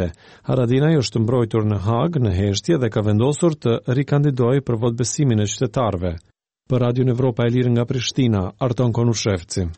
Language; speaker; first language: Albanian; native; Albanian